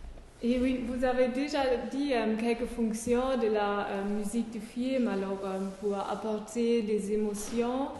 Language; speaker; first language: French; non-native, fluent; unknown